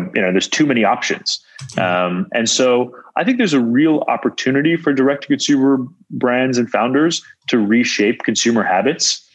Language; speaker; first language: English; native; English